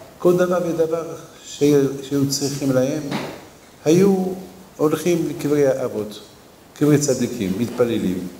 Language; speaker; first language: Hebrew; non-native, fluent; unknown